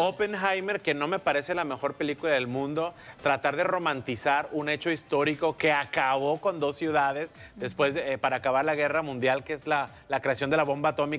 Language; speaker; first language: Spanish; native; Spanish